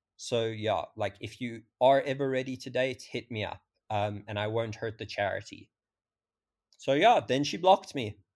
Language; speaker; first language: English; native; English